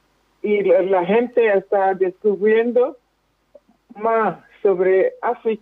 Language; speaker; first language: Spanish; non-native, fluent; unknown